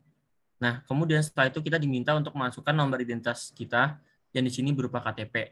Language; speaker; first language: Indonesian; native; Indonesian